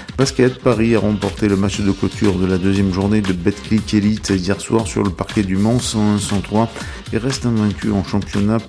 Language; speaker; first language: French; native; French